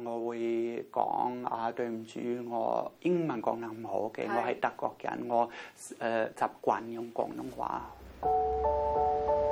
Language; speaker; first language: Cantonese; non-native, fluent; German